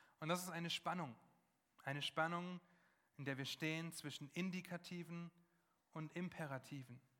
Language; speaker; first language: German; non-native, fluent; English